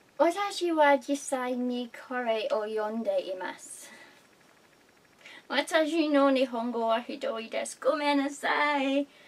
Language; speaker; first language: Japanese; non-native, learner; English